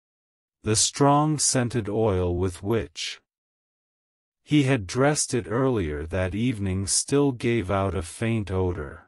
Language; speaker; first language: English; non-native, local second language; Urdu